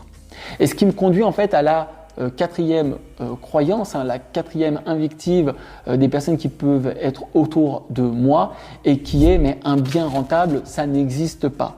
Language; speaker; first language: French; native; French